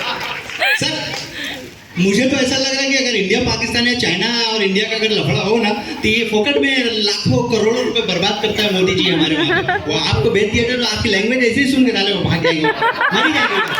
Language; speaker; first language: Hindi; native; Hindi